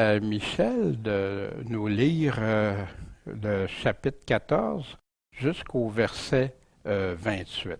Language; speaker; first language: French; native; French